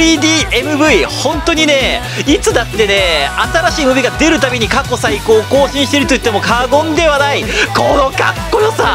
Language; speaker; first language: Japanese; native; Japanese